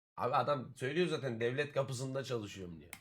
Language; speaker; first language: Turkish; native; Turkish